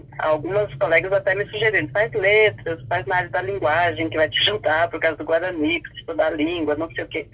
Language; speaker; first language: Portuguese; non-native, local second language; Guarani